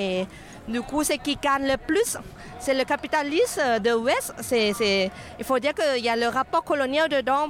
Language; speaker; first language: French; non-native, fluent; Thai